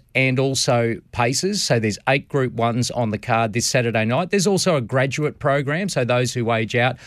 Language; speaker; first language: English; native; English